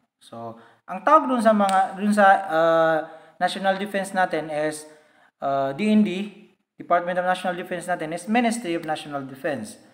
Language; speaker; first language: Filipino; non-native, local second language; Maranao